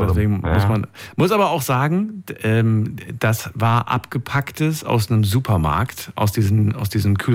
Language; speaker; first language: German; native; German